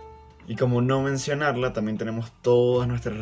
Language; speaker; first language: Spanish; native; Spanish